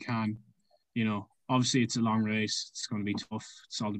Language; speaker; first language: English; native; English